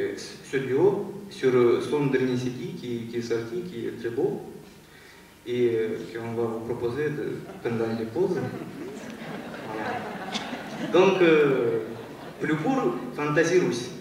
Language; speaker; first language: French; non-native, learner; Russian